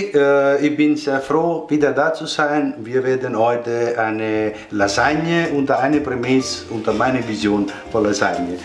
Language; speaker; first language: German; non-native, learner; Italian